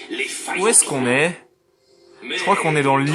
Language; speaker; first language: French; native; French